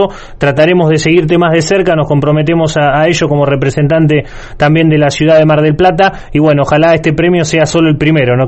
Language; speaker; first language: Spanish; native; Spanish